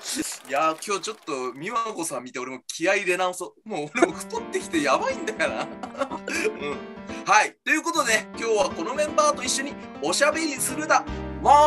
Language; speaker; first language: Japanese; native; Japanese